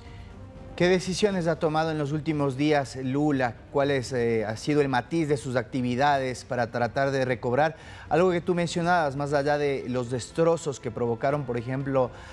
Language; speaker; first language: Spanish; native; Spanish